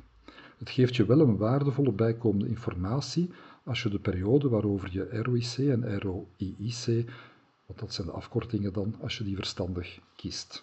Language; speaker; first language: Dutch; native; Dutch